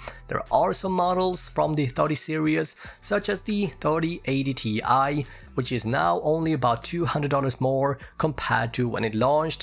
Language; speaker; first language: English; native; English